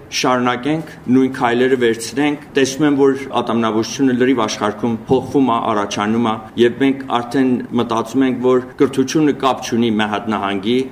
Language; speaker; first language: Armenian; early bilingual, heritage; Armenian